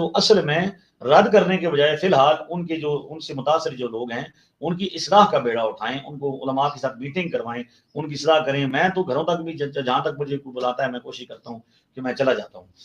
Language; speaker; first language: Urdu; non-native, local second language; Punjabi